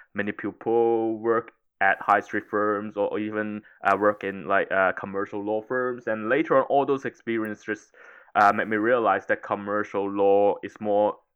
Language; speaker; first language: English; non-native, local second language; Cantonese